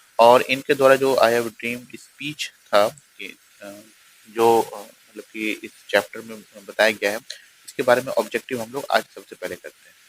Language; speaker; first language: Hindi; native; Hindi